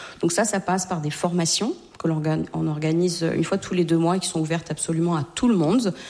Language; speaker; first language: French; native; French